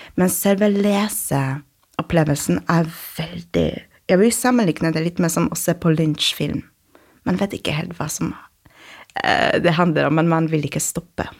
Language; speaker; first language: Norwegian; non-native, fluent; Polish